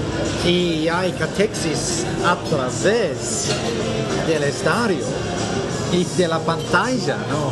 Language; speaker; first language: Spanish; non-native, fluent; English